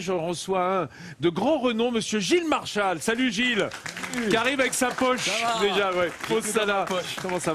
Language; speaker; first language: French; native; French